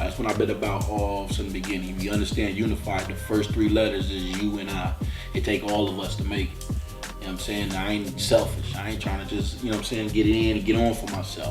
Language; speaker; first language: English; native; English